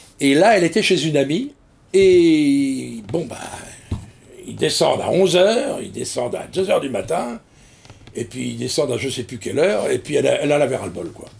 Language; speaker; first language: French; native; French